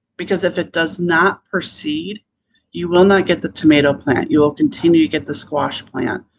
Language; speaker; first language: English; native; English